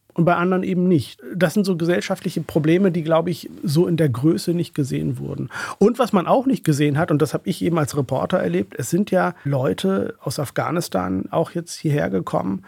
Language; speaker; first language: German; early bilingual, other home language; Urdu